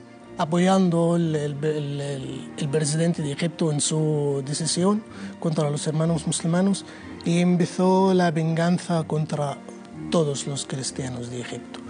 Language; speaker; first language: Spanish; non-native, learner; Arabic